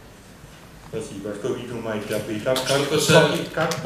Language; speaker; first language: Russian; non-native, fluent; French